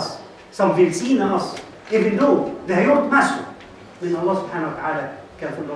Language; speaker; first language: Swedish; non-native, fluent; Arabic